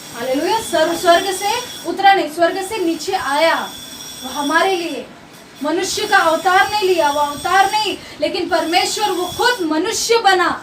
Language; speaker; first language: Hindi; non-native, local second language; Marathi